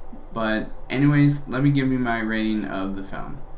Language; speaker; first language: English; native; English